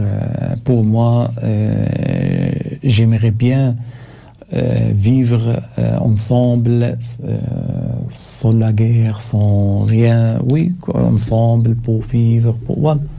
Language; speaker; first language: French; non-native, learner; Arabic